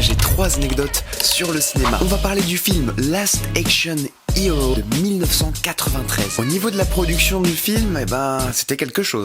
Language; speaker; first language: French; native; French